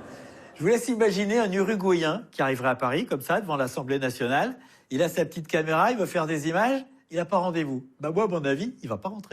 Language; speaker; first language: French; native; French